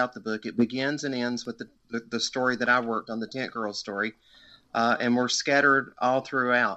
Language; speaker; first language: English; native; English